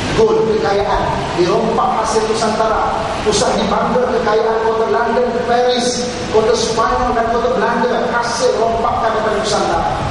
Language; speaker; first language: Malay; native; Malay